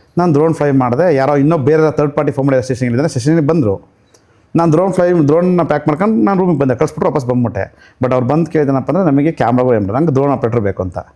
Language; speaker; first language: Kannada; native; Kannada